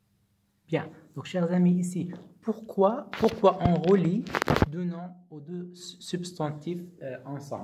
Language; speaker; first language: French; non-native, fluent; Arabic